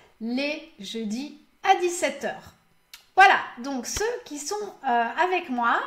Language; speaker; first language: French; native; French